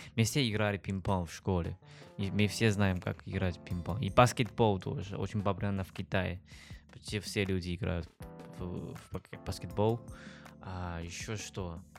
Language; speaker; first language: Russian; non-native, learner; Chinese